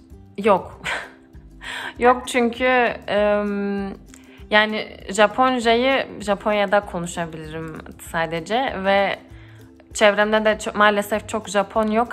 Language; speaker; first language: Turkish; early bilingual, heritage; Turkish